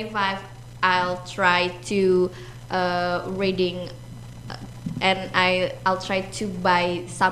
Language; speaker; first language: English; non-native, learner; Indonesian